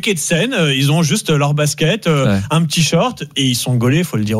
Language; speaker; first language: French; native; French